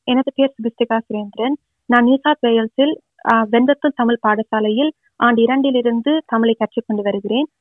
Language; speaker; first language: Tamil; early bilingual, heritage; Tamil